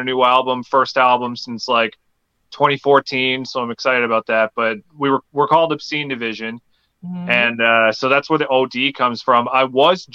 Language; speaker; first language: English; native; English